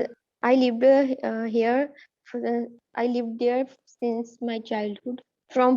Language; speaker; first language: English; non-native, learner; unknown